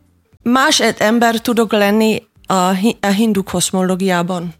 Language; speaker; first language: Hungarian; non-native, learner; German